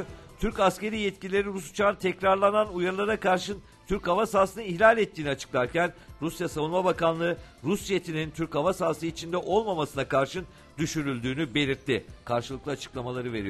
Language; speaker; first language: Turkish; native; Turkish